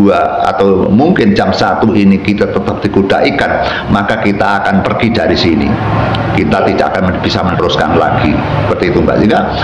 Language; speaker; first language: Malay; non-native, local second language; Javanese